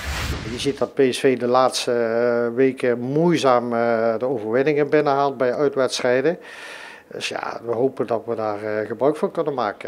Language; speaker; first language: Dutch; native; Dutch